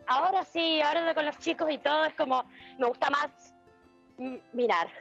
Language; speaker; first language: Spanish; native; Spanish